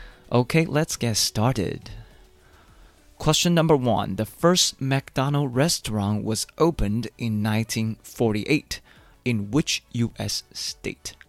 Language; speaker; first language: English; non-native, fluent; Chinese